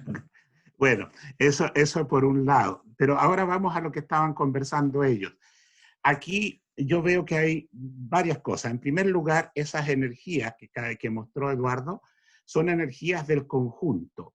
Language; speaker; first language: Spanish; native; Spanish